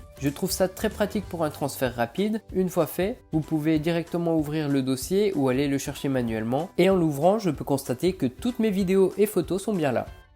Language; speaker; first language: French; native; French